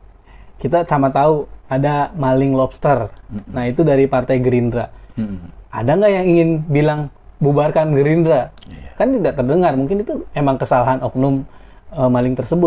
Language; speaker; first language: Indonesian; native; Indonesian